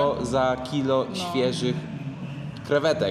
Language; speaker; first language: Polish; native; Polish